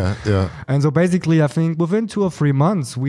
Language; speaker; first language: English; non-native, fluent; German